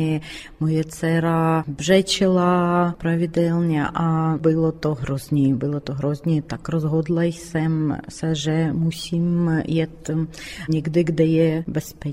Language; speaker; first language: Czech; non-native, learner; Ukrainian